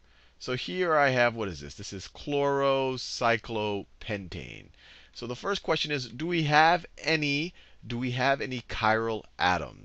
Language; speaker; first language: English; native; English